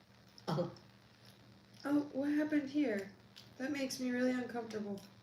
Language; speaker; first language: English; native; English